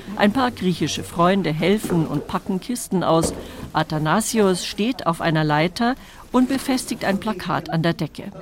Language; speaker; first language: German; native; German